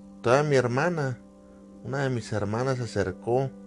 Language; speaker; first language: Spanish; native; Spanish